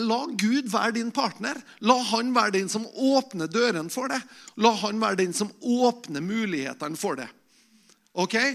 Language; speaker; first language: Norwegian; native; Norwegian